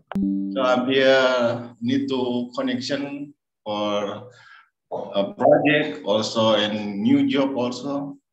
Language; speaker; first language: English; non-native, learner; Indonesian